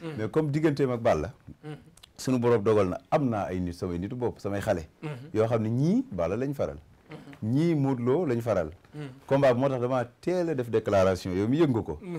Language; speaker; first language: Wolof; native; Wolof